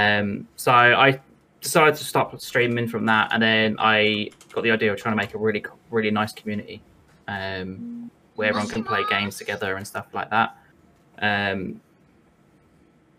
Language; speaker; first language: English; native; English